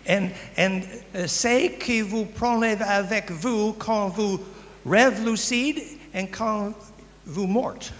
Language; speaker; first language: French; non-native, learner; English